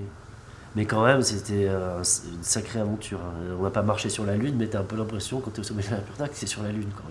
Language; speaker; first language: French; native; French